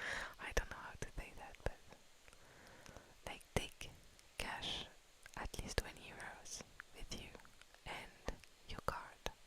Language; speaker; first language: English; non-native, fluent; French